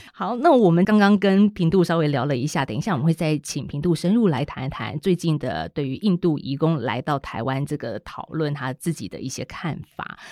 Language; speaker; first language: Chinese; native; Chinese